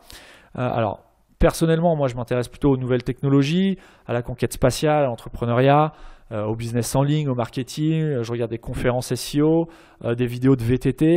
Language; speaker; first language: French; native; French